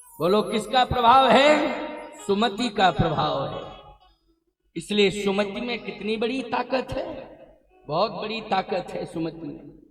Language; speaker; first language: Hindi; native; Hindi